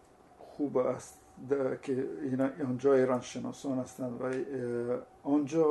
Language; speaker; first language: Persian; non-native, fluent; Italian